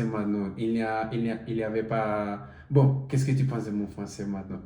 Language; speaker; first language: French; non-native, learner; Spanish